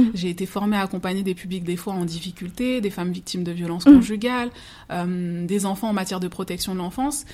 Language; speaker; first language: French; native; French